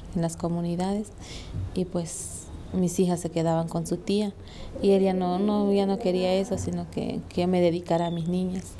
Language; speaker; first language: Spanish; native; Spanish